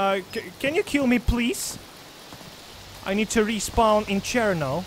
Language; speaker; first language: English; non-native, learner; Russian